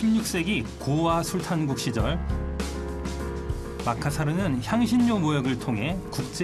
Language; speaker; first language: Korean; native; Korean